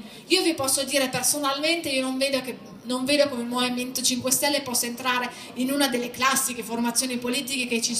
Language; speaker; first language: Italian; native; Italian